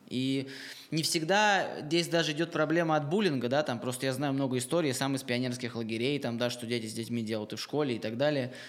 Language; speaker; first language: Russian; native; Russian